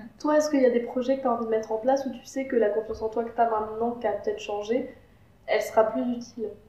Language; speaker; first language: French; native; French